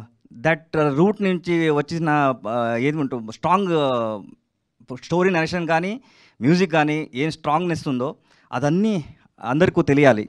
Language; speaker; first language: Telugu; non-native, learner; Kannada